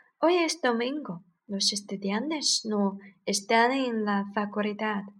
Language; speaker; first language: Spanish; non-native, learner; Chinese